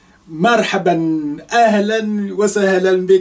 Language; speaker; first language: Arabic; non-native, fluent; Yoruba